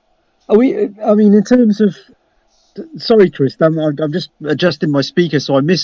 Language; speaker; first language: English; native; English